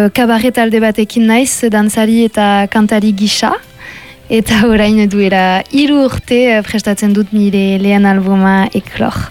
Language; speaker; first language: Basque; non-native, local second language; French